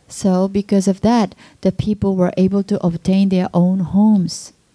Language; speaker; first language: English; non-native, fluent; Japanese